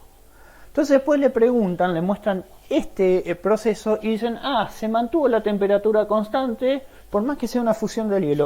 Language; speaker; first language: Spanish; native; Spanish